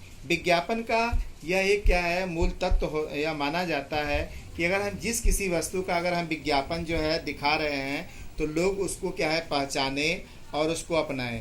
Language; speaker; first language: Hindi; native; Hindi